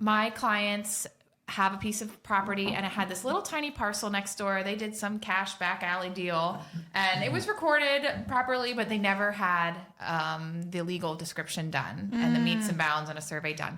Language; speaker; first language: English; native; English